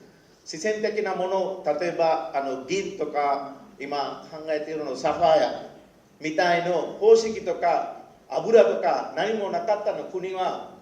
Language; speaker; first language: Japanese; non-native, fluent; Sinhala